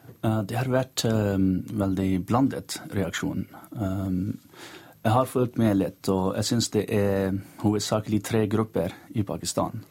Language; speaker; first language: Norwegian; non-native, fluent; Urdu